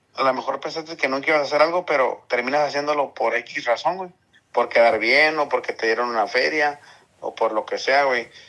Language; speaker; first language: Spanish; early bilingual, heritage; Spanish